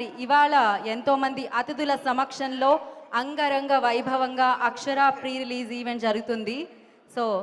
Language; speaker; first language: Telugu; native; Telugu